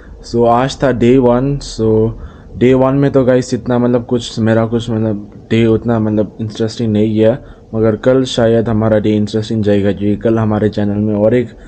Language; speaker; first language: Hindi; non-native, local second language; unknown